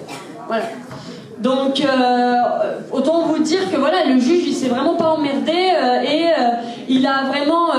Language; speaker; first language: French; native; French